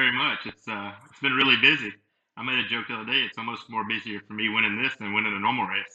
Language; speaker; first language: English; native; English